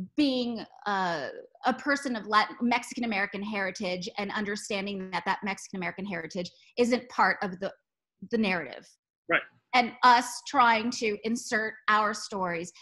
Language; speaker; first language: English; native; English